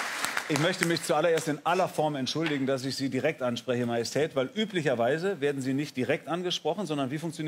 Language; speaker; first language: German; native; German